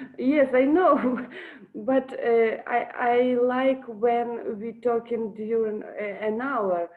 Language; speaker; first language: English; non-native, learner; Russian